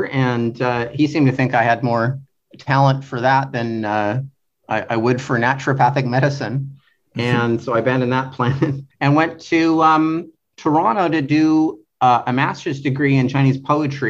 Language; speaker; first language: English; native; English